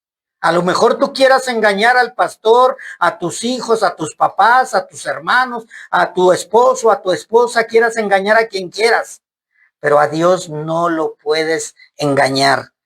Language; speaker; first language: Spanish; native; Spanish